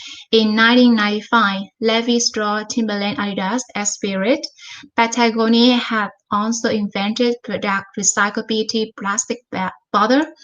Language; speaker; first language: English; non-native, fluent; Vietnamese